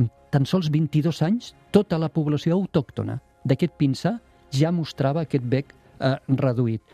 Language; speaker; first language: Catalan; native; Catalan